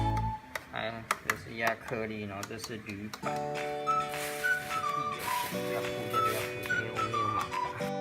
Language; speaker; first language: Chinese; native; Chinese